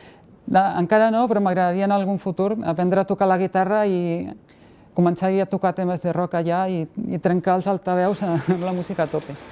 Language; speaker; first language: Catalan; native; Catalan